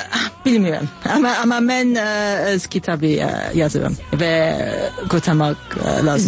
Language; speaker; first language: Azerbaijani; non-native, learner; English